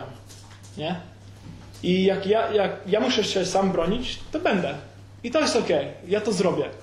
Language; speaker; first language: Polish; early bilingual, heritage; Polish